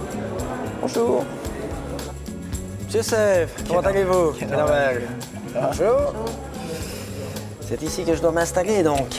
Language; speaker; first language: French; native; French